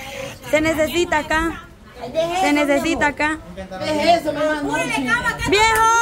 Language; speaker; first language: Spanish; native; Spanish